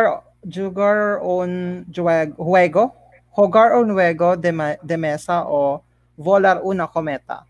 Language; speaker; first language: Spanish; non-native, learner; Filipino